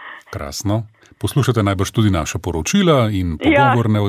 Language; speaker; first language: Slovenian; native; Slovenian